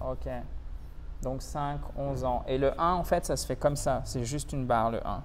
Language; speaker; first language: French; native; French